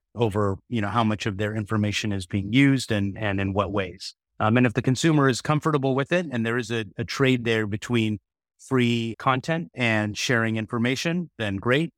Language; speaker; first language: English; native; English